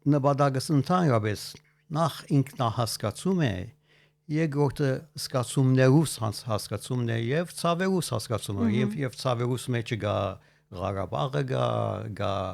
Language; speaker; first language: Armenian; early bilingual, heritage; Armenian